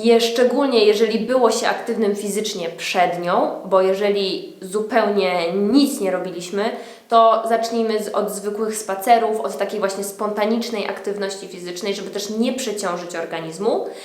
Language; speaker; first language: Polish; native; Polish